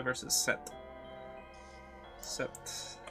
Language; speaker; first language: French; non-native, learner; English